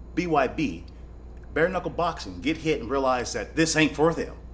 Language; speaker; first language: English; native; English